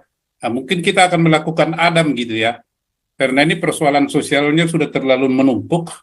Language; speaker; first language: Indonesian; native; Indonesian